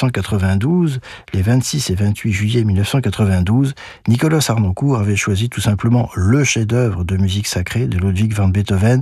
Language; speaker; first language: French; native; French